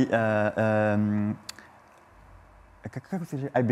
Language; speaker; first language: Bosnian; non-native, learner; French